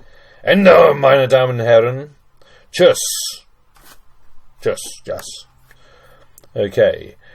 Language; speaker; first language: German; non-native, fluent; English